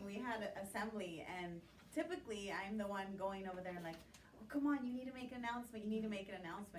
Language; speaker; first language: English; native; English